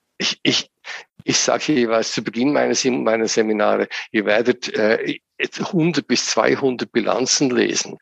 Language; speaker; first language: German; native; German